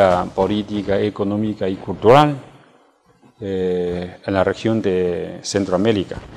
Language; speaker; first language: Spanish; non-native, fluent; Chinese